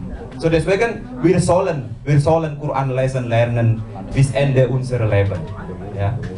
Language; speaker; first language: German; non-native, learner; Indonesian